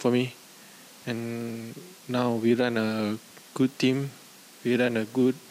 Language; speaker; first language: English; non-native, learner; Malay